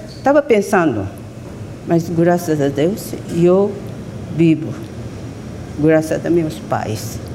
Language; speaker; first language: Portuguese; non-native, fluent; Japanese